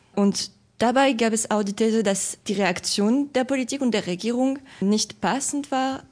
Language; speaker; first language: German; non-native, fluent; French